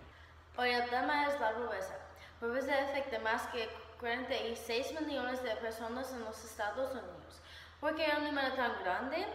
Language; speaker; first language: Spanish; non-native, learner; English